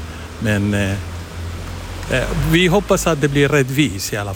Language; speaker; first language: Swedish; non-native, fluent; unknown